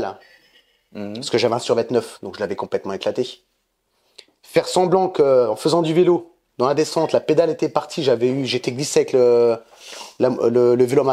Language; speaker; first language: French; native; French